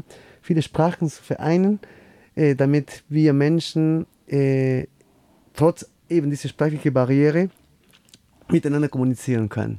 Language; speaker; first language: German; non-native, fluent; Spanish